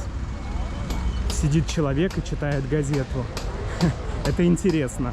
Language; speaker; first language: Russian; native; Russian